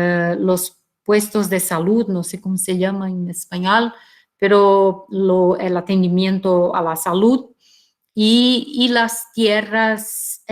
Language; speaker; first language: Spanish; non-native, fluent; Portuguese